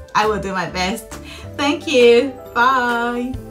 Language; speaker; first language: English; non-native, fluent; Japanese